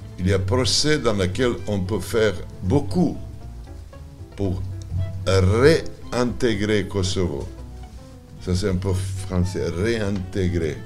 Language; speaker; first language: French; non-native, learner; Serbian